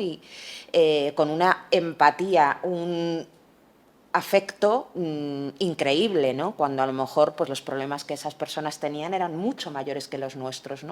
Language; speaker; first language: Spanish; native; Spanish